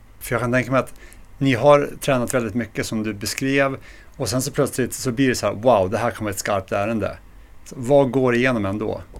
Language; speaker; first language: Swedish; native; Swedish